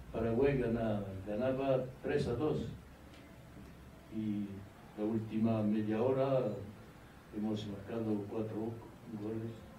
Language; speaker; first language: Spanish; non-native, fluent; French